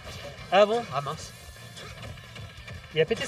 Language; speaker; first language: French; native; French